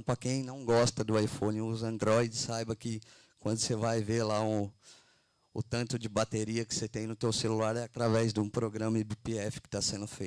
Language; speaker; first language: Portuguese; native; Portuguese